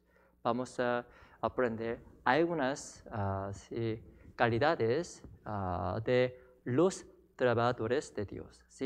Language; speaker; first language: Spanish; non-native, learner; Korean